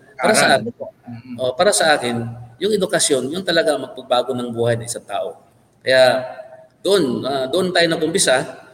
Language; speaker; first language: Filipino; non-native, local second language; Cebuano